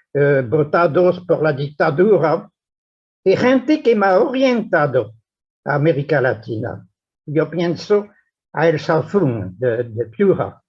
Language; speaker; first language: Spanish; non-native, fluent; French